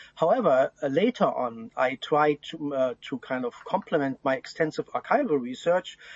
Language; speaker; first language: English; non-native, fluent; German